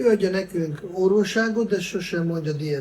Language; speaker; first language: Hungarian; non-native, fluent; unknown